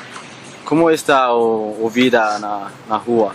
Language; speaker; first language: Portuguese; non-native, learner; Danish